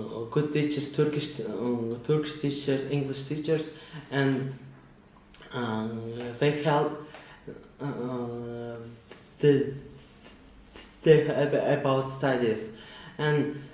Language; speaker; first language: English; non-native, learner; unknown